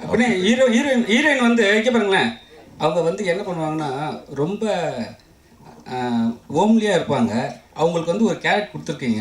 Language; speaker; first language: Tamil; native; Tamil